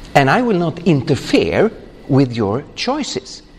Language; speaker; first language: English; non-native, fluent; Swedish